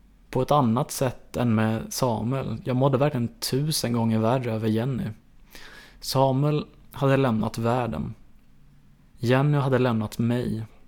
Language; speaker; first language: Swedish; native; Swedish